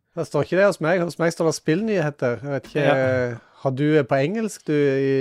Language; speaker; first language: Norwegian; native; Norwegian